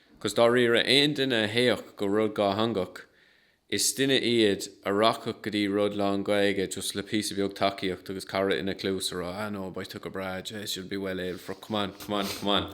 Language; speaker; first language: Irish; non-native, local second language; English